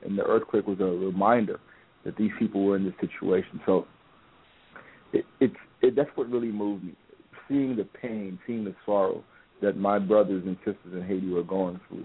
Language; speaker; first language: English; non-native, fluent; Haitian Creole